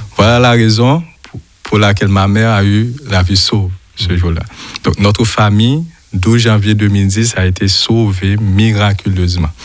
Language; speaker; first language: French; non-native, local second language; Haitian Creole